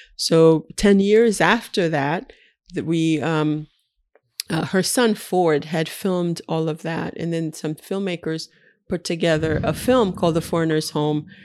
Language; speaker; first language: English; early bilingual, other home language; Haitian Creole